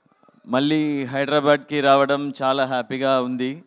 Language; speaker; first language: Telugu; non-native, learner; Tamil